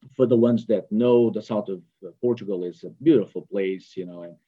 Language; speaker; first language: English; non-native, fluent; Portuguese